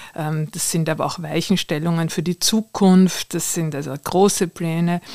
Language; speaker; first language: German; native; German